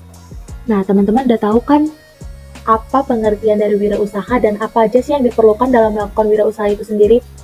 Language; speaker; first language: Indonesian; native; Indonesian